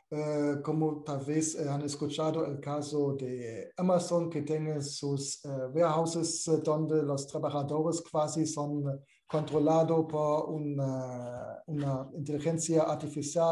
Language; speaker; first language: Spanish; non-native, fluent; German